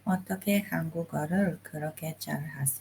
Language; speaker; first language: Korean; non-native, learner; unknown